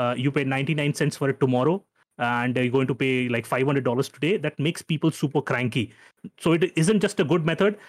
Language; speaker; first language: English; non-native, local second language; Hindi